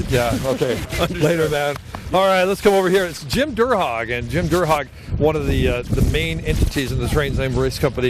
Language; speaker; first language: English; native; English